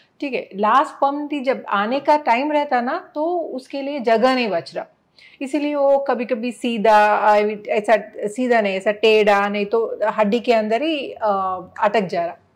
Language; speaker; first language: Hindi; non-native, local second language; Telugu